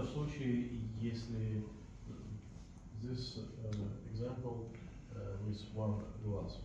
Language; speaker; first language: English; non-native, learner; Russian